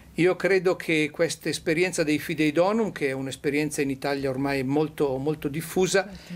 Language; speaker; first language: Italian; native; Italian